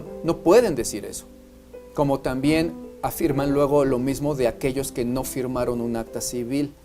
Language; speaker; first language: Spanish; native; Spanish